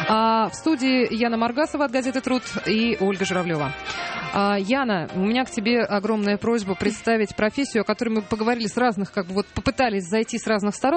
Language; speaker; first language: Russian; native; Russian